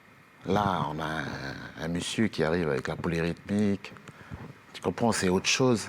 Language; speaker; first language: French; native; French